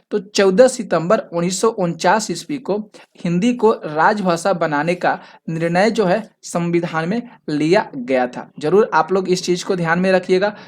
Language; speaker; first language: Hindi; native; Hindi